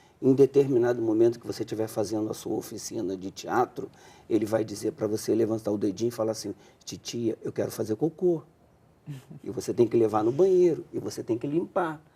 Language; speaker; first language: Portuguese; native; Portuguese